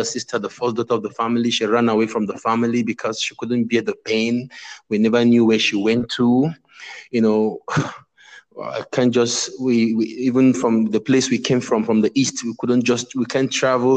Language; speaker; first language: English; non-native, local second language; Igbo